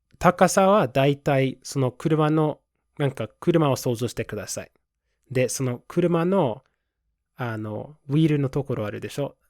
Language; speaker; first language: Japanese; non-native, fluent; English